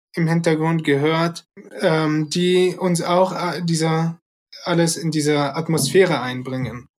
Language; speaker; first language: German; early bilingual, other home language; Arabic